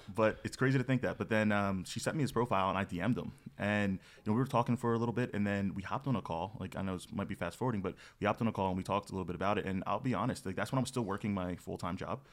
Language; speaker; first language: English; native; English